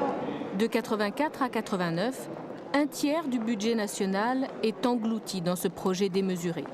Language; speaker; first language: French; native; French